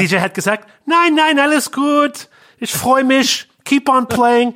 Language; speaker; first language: German; non-native, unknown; English